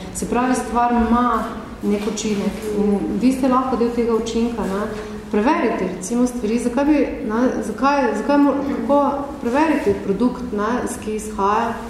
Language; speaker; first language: Slovenian; native; Slovenian